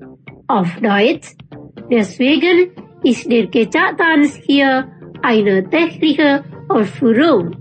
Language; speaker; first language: German; non-native, fluent; Indonesian